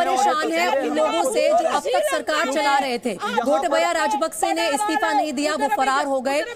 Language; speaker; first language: Hindi; native; Hindi